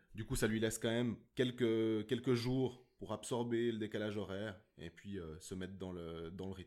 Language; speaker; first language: French; native; French